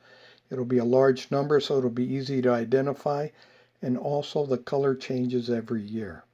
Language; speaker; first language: English; native; English